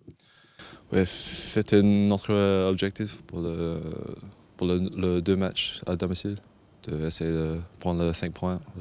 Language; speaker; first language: French; non-native, fluent; English